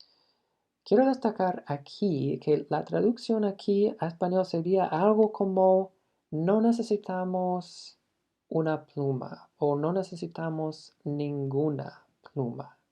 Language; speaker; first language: Spanish; non-native, fluent; English